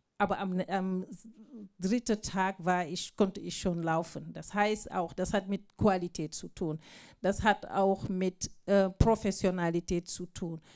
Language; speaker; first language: German; non-native, fluent; Fula